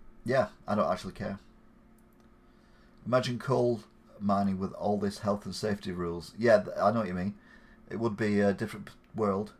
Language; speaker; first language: English; native; English